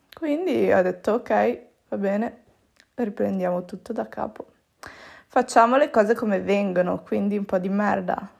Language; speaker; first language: Italian; native; Italian